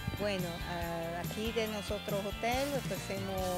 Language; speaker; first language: Spanish; non-native, learner; Italian